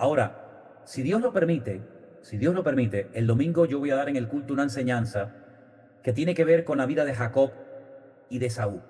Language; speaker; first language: Spanish; native; Spanish